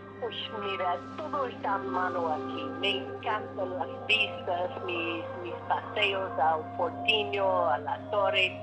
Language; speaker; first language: Spanish; non-native, learner; English